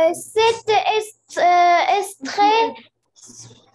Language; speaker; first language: French; non-native, learner; Arabic